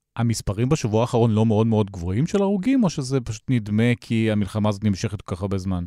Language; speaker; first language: Hebrew; native; Hebrew